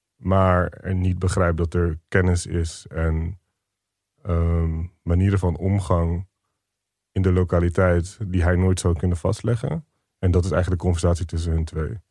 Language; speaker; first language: Dutch; native; Dutch